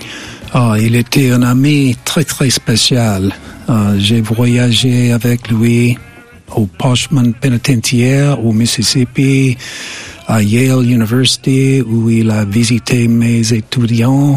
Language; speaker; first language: French; non-native, fluent; English